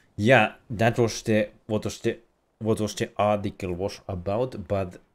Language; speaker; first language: English; non-native, fluent; Finnish